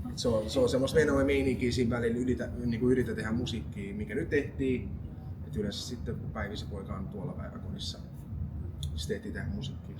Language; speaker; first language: Finnish; early bilingual, other home language; Estonian